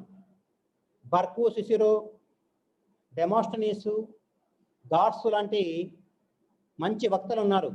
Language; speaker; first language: Telugu; native; Telugu